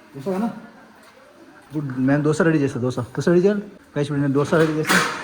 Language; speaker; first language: Telugu; non-native, learner; Hindi